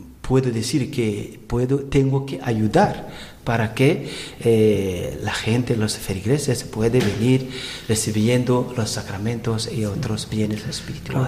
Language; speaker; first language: Spanish; non-native, learner; Rundi